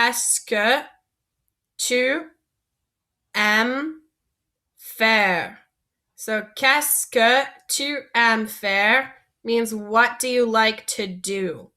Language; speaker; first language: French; non-native, fluent; English